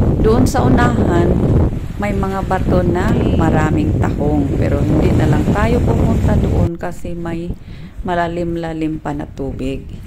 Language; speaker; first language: Filipino; non-native, local second language; Cebuano